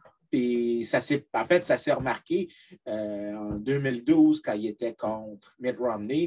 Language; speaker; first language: French; native; French